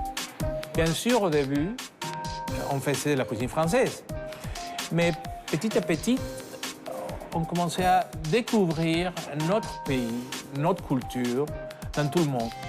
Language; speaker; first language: French; non-native, fluent; Spanish